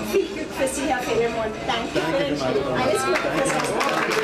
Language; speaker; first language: German; native; German